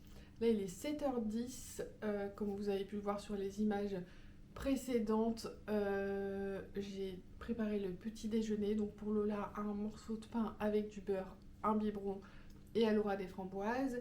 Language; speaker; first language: French; native; French